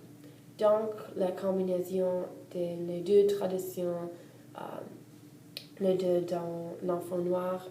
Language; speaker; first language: French; non-native, learner; English